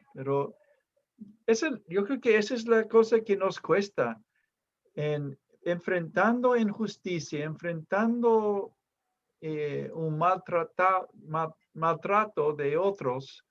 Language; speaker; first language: Spanish; non-native, fluent; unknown